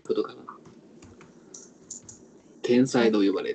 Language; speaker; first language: Japanese; non-native, learner; Chinese